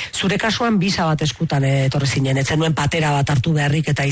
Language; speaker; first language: Basque; native; Basque